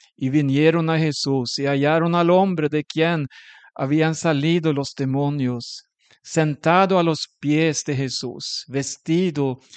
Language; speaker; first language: Spanish; non-native, fluent; Swedish